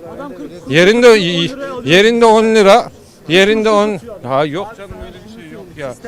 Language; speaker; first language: Turkish; native; Turkish